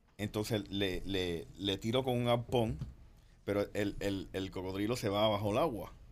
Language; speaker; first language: Spanish; early bilingual, heritage; Spanish